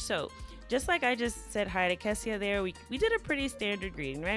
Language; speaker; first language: English; native; English